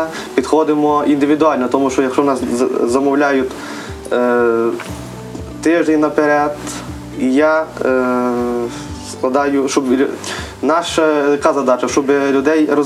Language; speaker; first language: Ukrainian; native; Ukrainian